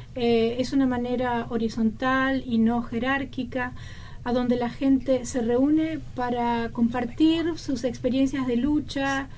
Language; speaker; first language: Spanish; native; Spanish